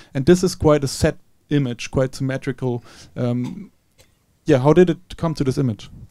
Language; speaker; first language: English; non-native, fluent; German